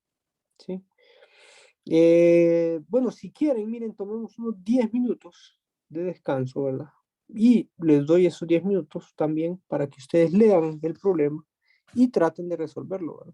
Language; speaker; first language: Spanish; native; Spanish